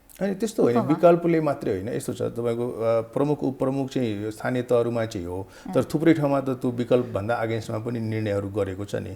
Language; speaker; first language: Nepali; non-native, local second language; Maithili